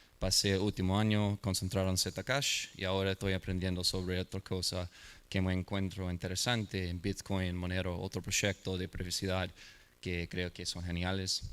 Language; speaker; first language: Spanish; non-native, learner; English